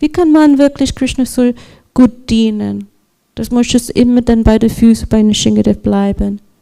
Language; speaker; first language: German; non-native, learner; English